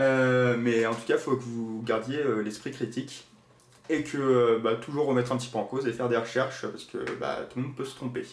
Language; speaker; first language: French; native; French